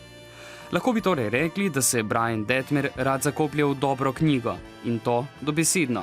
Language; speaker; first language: Slovenian; native; Slovenian